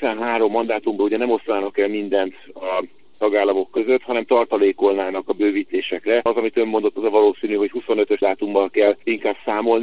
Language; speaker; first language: Hungarian; native; Hungarian